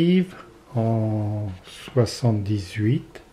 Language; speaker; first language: French; native; French